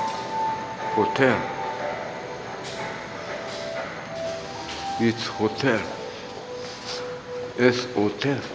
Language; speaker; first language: English; non-native, learner; Japanese